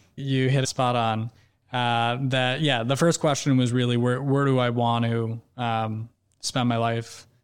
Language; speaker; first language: English; native; English